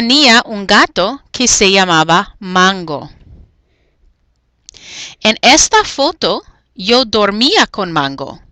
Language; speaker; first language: Spanish; non-native, fluent; English